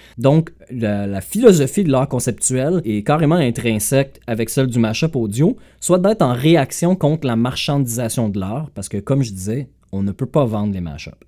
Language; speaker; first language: French; native; French